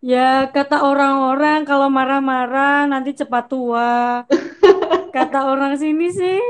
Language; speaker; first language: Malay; non-native, local second language; Javanese